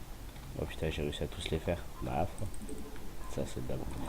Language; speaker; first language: French; native; French